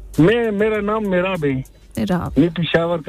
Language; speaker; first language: Hindi; non-native, local second language; Pashto